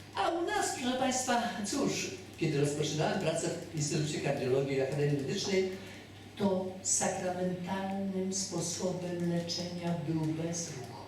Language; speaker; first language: Polish; native; Polish